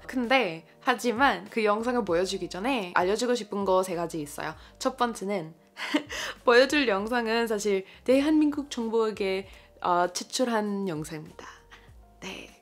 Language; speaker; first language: Korean; non-native, fluent; English